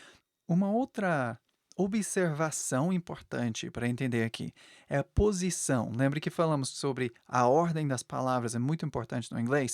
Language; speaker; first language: Portuguese; non-native, fluent; English